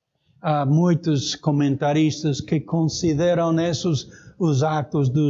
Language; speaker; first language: Portuguese; native; Portuguese